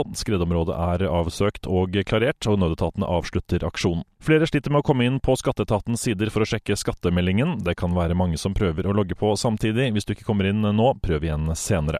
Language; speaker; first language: Norwegian; native; Norwegian